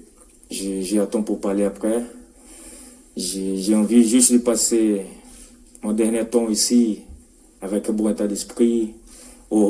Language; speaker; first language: French; non-native, fluent; Portuguese